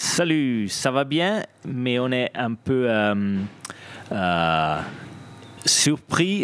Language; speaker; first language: French; non-native, local second language; Italian